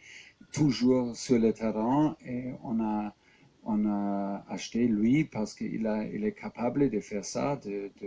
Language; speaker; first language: French; non-native, fluent; German